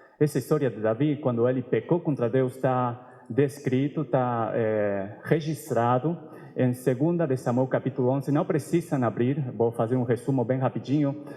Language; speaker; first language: Portuguese; non-native, fluent; Spanish